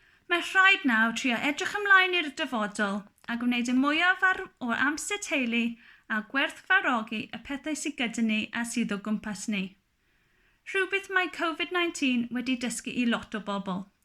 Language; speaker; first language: Welsh; non-native, local second language; English